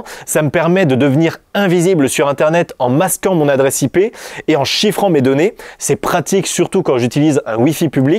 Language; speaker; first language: French; native; French